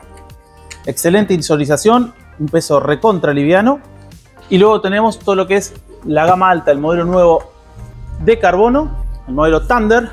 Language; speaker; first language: Spanish; native; Spanish